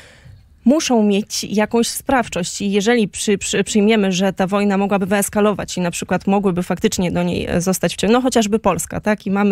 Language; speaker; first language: Polish; native; Polish